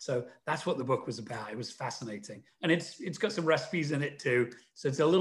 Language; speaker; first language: English; native; English